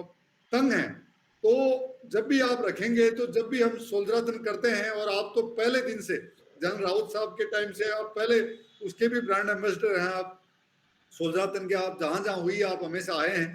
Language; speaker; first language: Hindi; native; Hindi